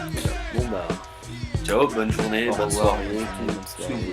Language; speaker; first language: French; native; French